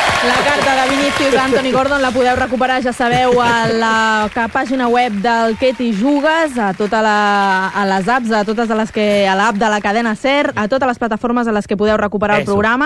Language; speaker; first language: Catalan; native; Catalan